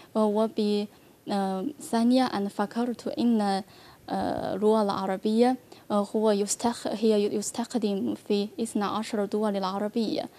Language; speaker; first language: Arabic; non-native, learner; Chinese